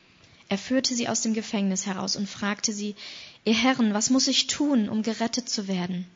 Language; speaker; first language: German; native; German